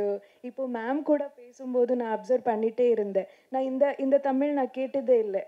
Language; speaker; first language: Tamil; non-native, learner; Kannada